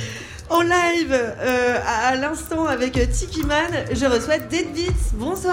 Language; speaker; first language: French; native; French